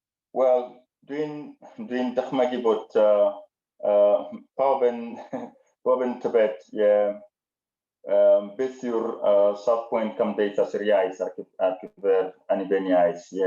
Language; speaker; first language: Welsh; non-native, learner; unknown